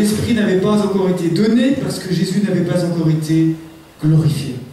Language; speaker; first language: French; native; French